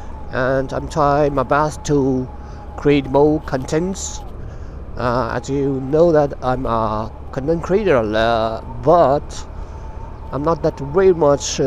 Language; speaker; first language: English; non-native, local second language; Tibetan